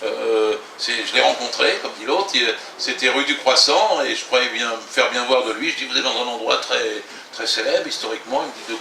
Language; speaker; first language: French; native; French